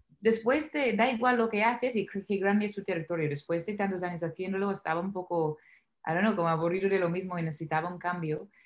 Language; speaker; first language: Spanish; non-native, fluent; English